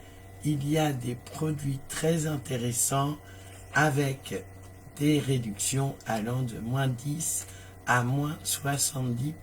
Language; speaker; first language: French; native; French